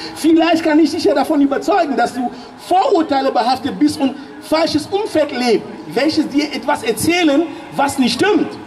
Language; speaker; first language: German; early bilingual, other home language; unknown